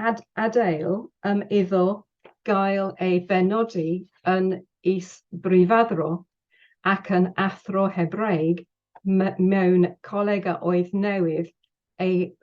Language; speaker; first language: Welsh; non-native, learner; English